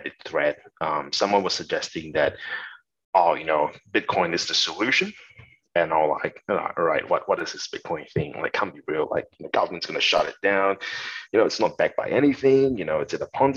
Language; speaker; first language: English; non-native, local second language; Chinese